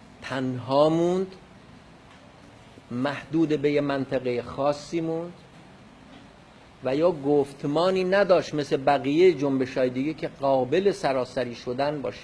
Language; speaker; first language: Persian; non-native, local second language; Kurdish